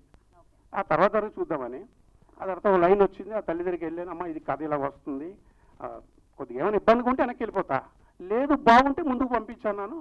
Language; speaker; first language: Telugu; native; Telugu